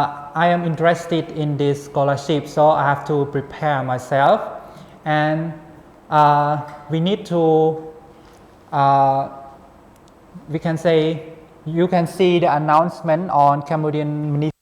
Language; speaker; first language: English; non-native, fluent; Khmer